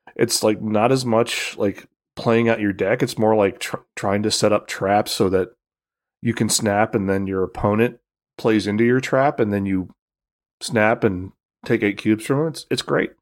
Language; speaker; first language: English; native; English